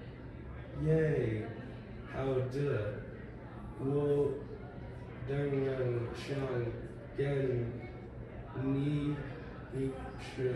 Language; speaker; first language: Chinese; non-native, learner; English